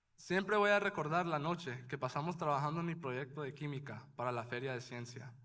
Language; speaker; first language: Spanish; early bilingual, other home language; English